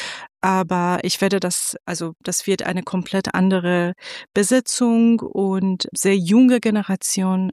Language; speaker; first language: German; non-native, fluent; Persian